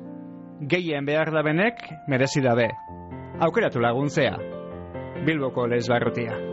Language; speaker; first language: Basque; native; Basque